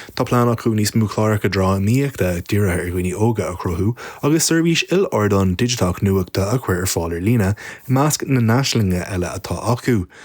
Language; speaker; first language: Irish; native; Irish